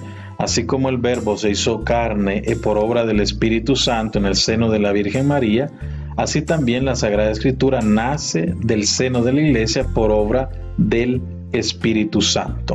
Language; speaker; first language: Spanish; native; Spanish